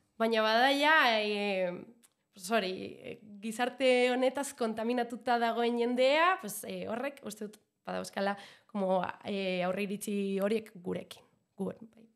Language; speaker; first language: Basque; non-native, local second language; Spanish